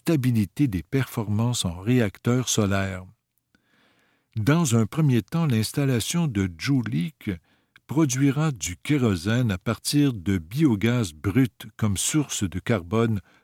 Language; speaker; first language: French; native; French